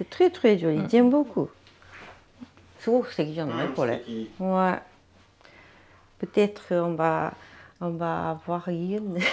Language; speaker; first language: French; non-native, learner; Japanese